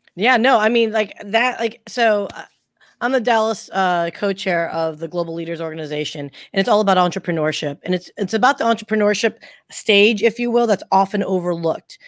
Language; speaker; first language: English; early bilingual, other home language; Thai